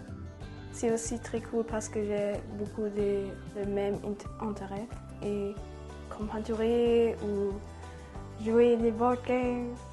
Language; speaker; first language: French; non-native, learner; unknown